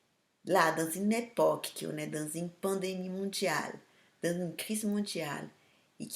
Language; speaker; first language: French; non-native, fluent; Portuguese